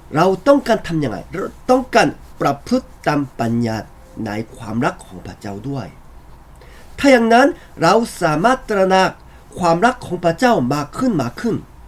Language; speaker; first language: Thai; non-native, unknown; Korean